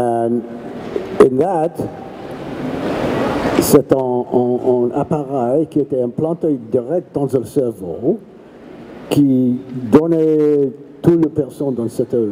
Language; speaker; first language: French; non-native, learner; English